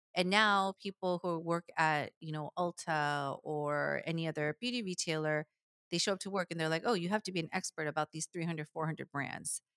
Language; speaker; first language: English; early bilingual, other home language; Korean